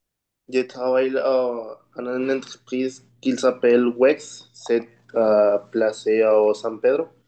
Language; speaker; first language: French; non-native, learner; Spanish